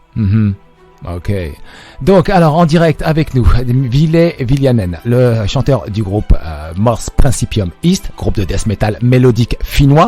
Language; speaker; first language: French; native; French